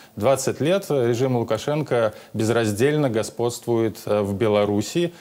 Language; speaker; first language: Russian; native; Russian